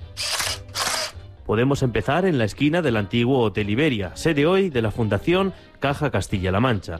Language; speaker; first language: Spanish; native; Spanish